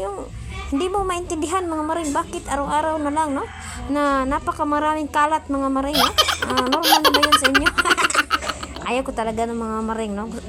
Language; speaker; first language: Filipino; non-native, local second language; Cebuano